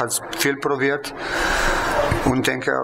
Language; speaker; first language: German; non-native, fluent; Slovenian